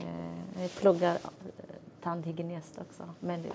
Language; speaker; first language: Swedish; non-native, learner; Filipino